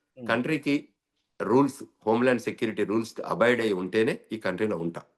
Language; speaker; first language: Telugu; native; Telugu